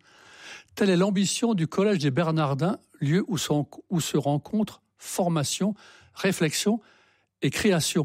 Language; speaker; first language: French; native; French